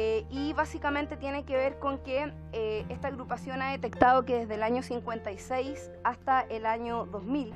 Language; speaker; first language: Spanish; native; Spanish